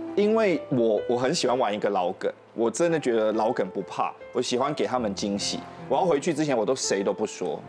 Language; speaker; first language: Chinese; native; Chinese